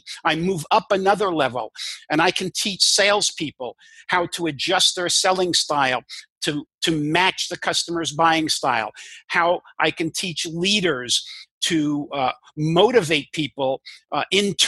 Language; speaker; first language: English; native; English